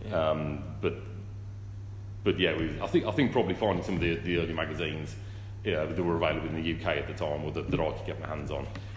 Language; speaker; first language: English; native; English